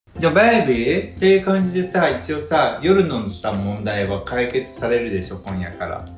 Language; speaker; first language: Japanese; native; Japanese